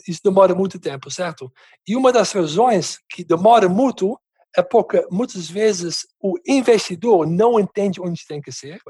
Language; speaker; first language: Portuguese; non-native, fluent; Dutch